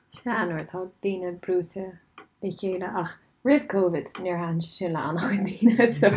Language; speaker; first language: Irish; non-native, local second language; English